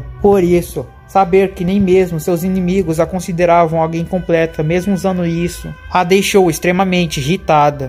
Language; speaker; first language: Portuguese; native; Portuguese